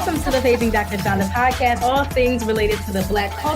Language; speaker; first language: English; native; English